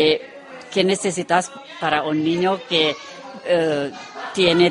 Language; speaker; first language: Spanish; non-native, learner; Romanian